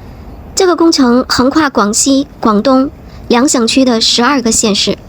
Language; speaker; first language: Chinese; native; Chinese